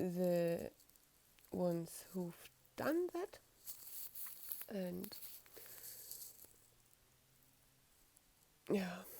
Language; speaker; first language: English; non-native, fluent; German